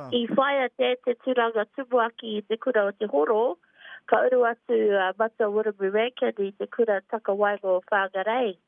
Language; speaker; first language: Māori; non-native, local second language; English